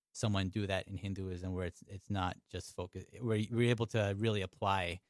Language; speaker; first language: English; native; English